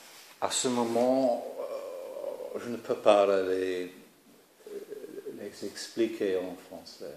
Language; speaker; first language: French; non-native, learner; English